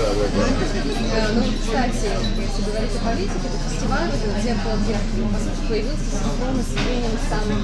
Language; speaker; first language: Russian; native; Russian